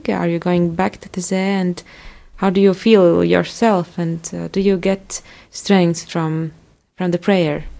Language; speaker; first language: English; non-native, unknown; Latvian